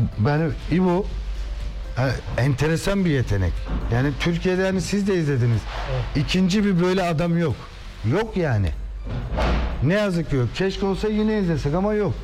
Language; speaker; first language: Turkish; native; Turkish